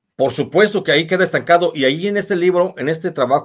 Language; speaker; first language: Spanish; native; Spanish